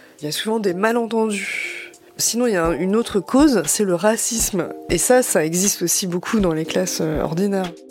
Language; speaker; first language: French; native; French